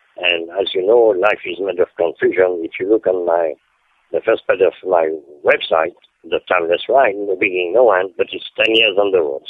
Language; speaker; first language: English; non-native, fluent; French